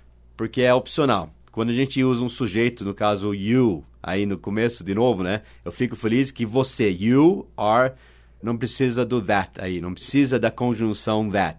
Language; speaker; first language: Portuguese; non-native, fluent; English